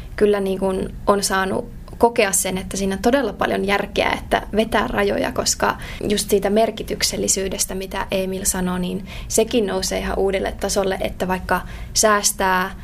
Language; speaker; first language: Finnish; native; Finnish